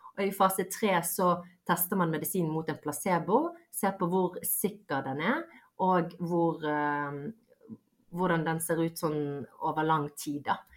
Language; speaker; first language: Norwegian; early bilingual, other home language; Bosnian